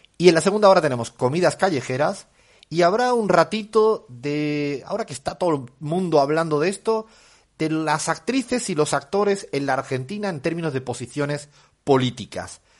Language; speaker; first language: Spanish; native; Spanish